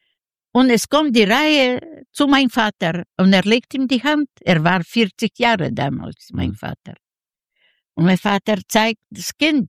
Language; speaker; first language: German; non-native, learner; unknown